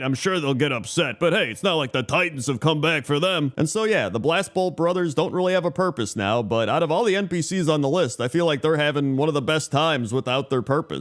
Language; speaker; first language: English; native; English